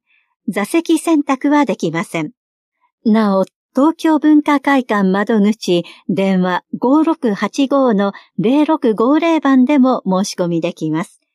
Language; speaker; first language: Japanese; native; Japanese